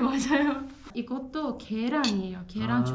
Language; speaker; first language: Korean; non-native, learner; Persian